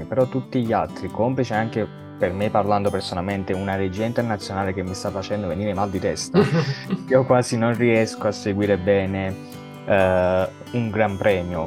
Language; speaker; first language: Italian; native; Italian